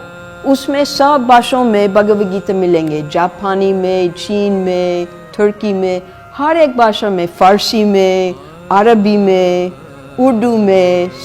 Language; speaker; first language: Hindi; non-native, fluent; English